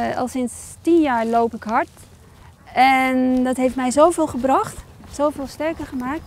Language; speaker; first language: Dutch; early bilingual, other home language; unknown